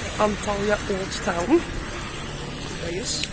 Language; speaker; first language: Turkish; non-native, fluent; Dutch